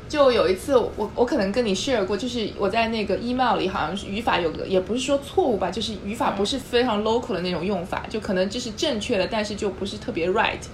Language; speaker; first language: Chinese; native; Chinese